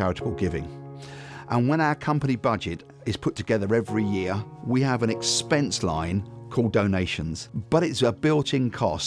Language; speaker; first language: English; native; English